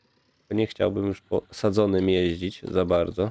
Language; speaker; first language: Polish; native; Polish